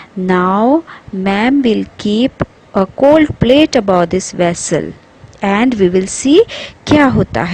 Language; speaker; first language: English; non-native, local second language; Hindi